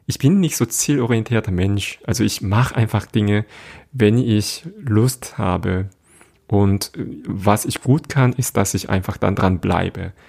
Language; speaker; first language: German; non-native, fluent; Korean